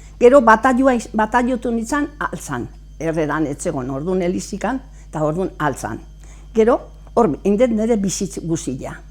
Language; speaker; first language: Basque; native; Basque